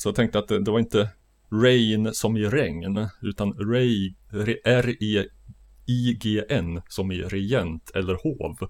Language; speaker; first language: Swedish; native; Swedish